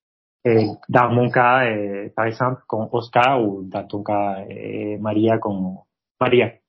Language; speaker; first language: French; non-native, fluent; Spanish